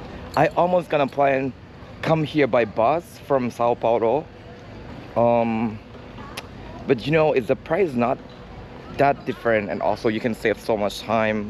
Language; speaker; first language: English; non-native, fluent; Japanese